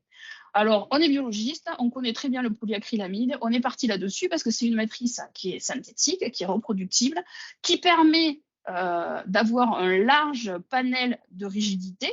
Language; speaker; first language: French; native; French